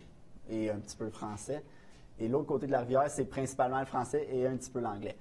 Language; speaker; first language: French; native; French